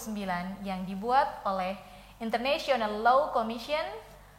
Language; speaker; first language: Indonesian; native; Indonesian